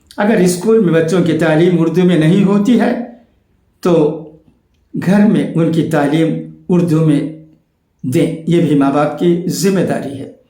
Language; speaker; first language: Urdu; native; Urdu